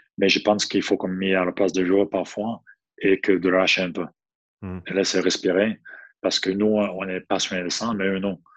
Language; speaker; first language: French; non-native, fluent; English